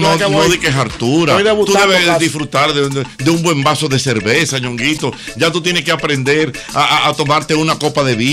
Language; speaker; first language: Spanish; native; Spanish